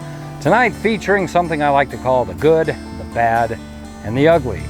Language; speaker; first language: English; native; English